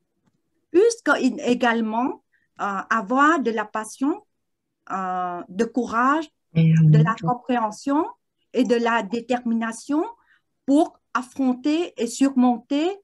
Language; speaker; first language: French; non-native, learner; Vietnamese